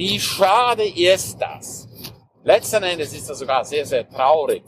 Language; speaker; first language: German; non-native, local second language; Romansh